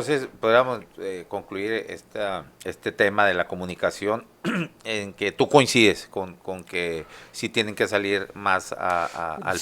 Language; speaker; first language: Spanish; native; Spanish